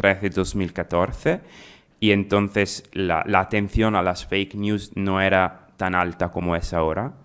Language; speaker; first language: Spanish; non-native, fluent; Italian